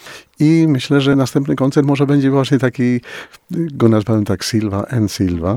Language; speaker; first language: Polish; non-native, fluent; Spanish